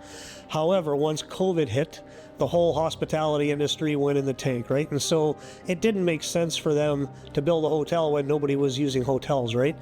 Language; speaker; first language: English; native; English